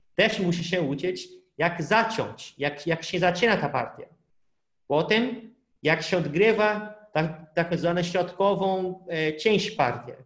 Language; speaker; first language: Polish; non-native, fluent; Portuguese